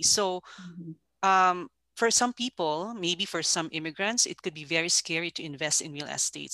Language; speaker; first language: English; non-native, local second language; Filipino